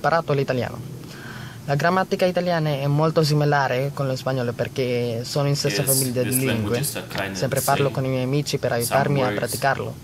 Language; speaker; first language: Italian; non-native, learner; Filipino